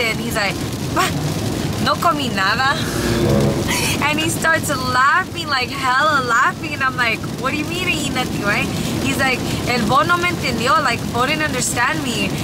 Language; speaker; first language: English; early bilingual, other home language; Spanish